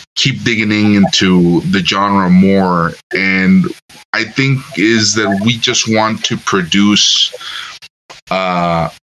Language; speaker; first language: English; non-native, fluent; Spanish